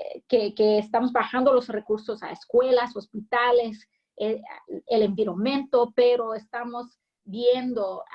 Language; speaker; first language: Spanish; early bilingual, heritage; English